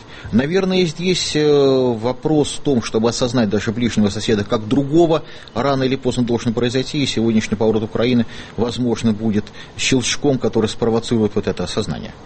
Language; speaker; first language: Russian; native; Russian